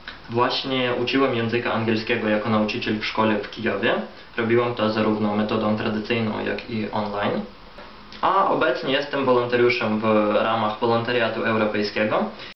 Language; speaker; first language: Polish; non-native, fluent; Ukrainian